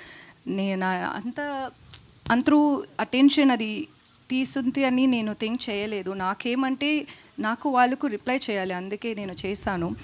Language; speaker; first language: Telugu; non-native, learner; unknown